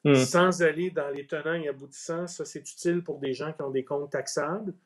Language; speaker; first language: French; native; French